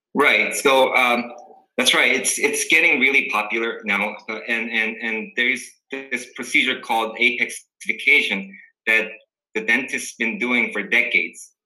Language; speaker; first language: English; early bilingual, other home language; Korean